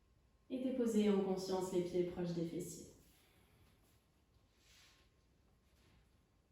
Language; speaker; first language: French; native; French